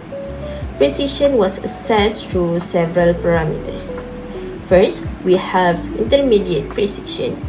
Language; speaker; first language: English; non-native, local second language; Malay